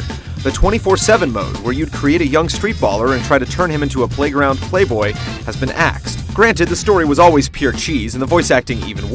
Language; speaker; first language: English; native; English